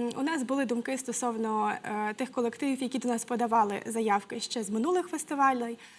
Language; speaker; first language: Ukrainian; native; Ukrainian